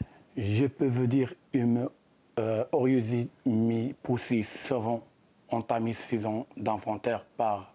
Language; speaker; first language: French; non-native, learner; Arabic